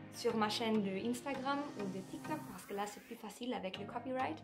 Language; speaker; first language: French; non-native, fluent; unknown